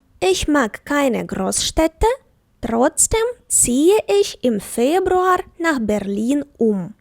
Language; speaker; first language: German; non-native, fluent; Ukrainian